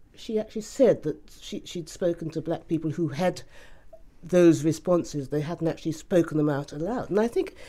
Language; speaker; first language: English; native; English